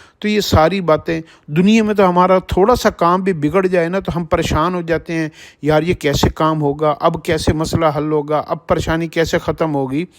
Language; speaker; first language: Urdu; non-native, local second language; Punjabi